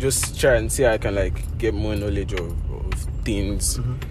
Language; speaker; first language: English; non-native, local second language; Yoruba